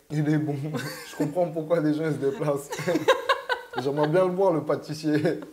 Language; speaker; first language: French; native; French